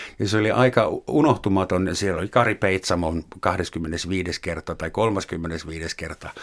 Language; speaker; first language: Finnish; non-native, fluent; German